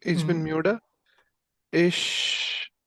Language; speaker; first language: German; non-native, learner; Malayalam